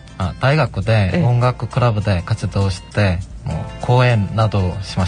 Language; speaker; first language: Japanese; non-native, learner; Korean